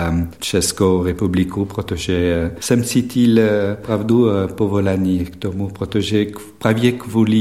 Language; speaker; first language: Czech; non-native, fluent; French